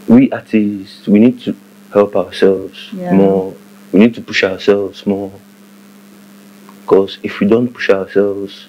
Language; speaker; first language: English; non-native, local second language; Igbo